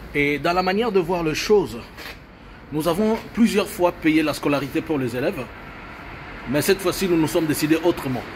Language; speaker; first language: French; non-native, local second language; Swahili